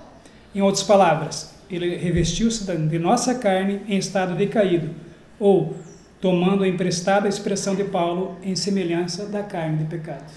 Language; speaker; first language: Portuguese; native; Portuguese